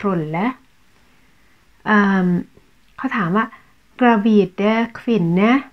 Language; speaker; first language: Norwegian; non-native, fluent; Thai